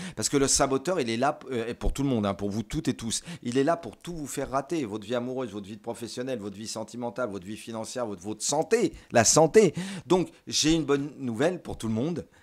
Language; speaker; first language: French; native; French